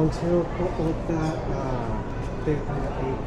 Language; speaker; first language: Finnish; non-native, learner; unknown